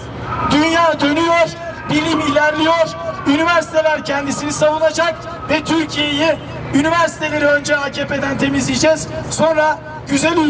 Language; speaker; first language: Turkish; native; Turkish